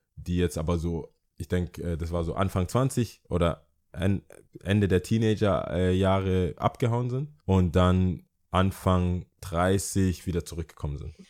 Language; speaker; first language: German; early bilingual, other home language; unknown